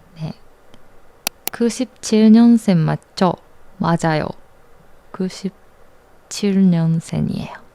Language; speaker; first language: Korean; non-native, learner; Japanese